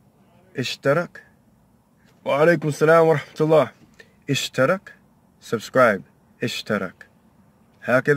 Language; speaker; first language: Arabic; non-native, learner; English